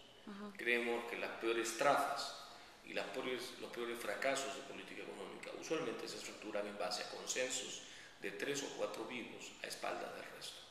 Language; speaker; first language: Spanish; native; Spanish